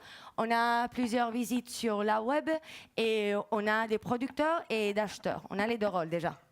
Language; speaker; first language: French; non-native, fluent; Spanish